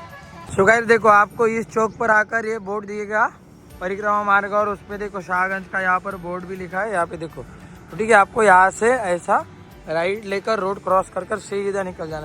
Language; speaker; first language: Hindi; non-native, local second language; Marathi